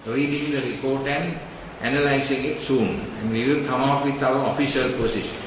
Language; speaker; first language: English; non-native, local second language; Sinhala